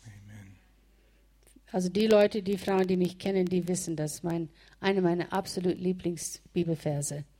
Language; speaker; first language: German; non-native, fluent; English